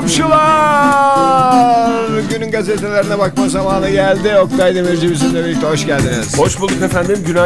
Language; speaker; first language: Turkish; native; Turkish